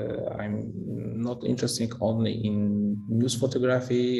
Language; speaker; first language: English; non-native, fluent; Polish